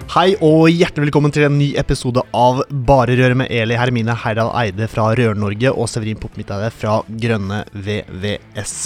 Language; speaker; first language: Norwegian; native; Norwegian